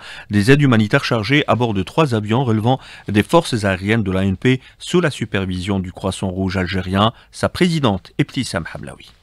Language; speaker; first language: French; non-native, local second language; Arabic